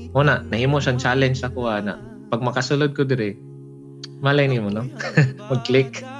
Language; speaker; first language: Cebuano; native; Cebuano